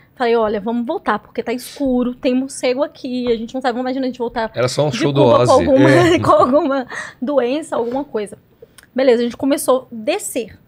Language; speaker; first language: Portuguese; native; Portuguese